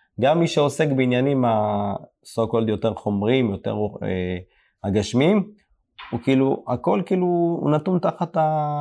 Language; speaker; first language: Hebrew; early bilingual, other home language; Amharic